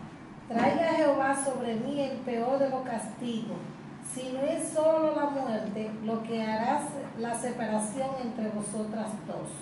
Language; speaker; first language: Spanish; native; Spanish